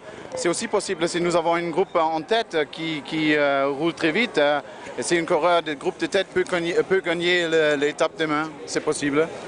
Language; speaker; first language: French; non-native, learner; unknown